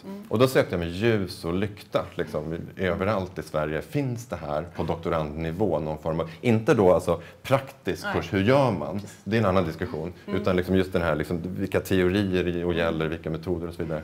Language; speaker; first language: Swedish; native; Swedish